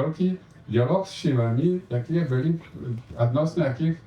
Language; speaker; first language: Polish; non-native, learner; Belarusian